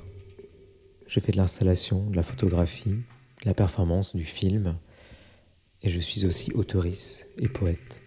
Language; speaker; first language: French; native; French